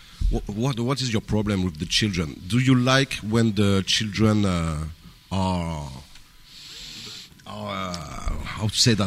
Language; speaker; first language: English; non-native, learner; French